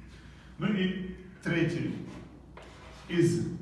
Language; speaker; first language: Russian; non-native, local second language; Chechen